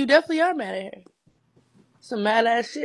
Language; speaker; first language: English; native; English